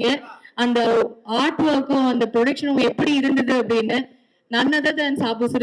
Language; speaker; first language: Tamil; native; Tamil